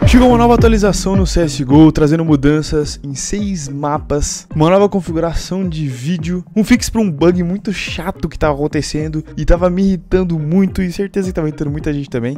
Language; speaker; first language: Portuguese; native; Portuguese